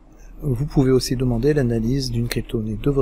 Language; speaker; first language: French; native; French